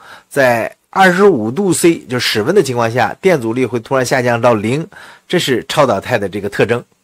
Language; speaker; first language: Chinese; native; Chinese